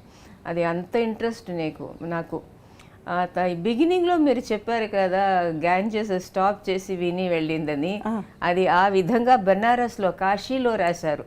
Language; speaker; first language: Telugu; non-native, fluent; Tamil